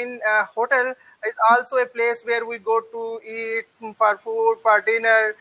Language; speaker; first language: English; non-native, learner; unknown